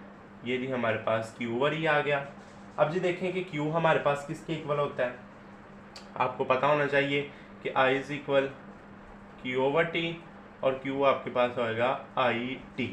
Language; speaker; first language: Hindi; non-native, local second language; Punjabi